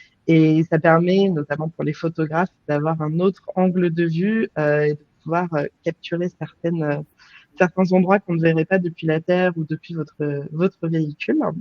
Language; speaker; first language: French; native; French